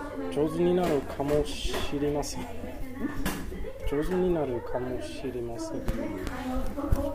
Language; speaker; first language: Japanese; non-native, learner; English